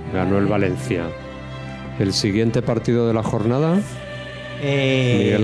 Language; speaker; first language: Spanish; native; Spanish